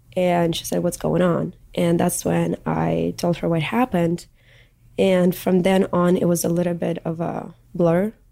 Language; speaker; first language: English; early bilingual, other home language; Russian